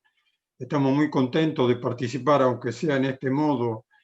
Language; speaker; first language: Spanish; non-native, fluent; Italian